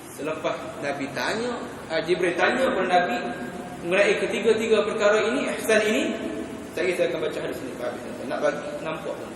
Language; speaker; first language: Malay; native; Malay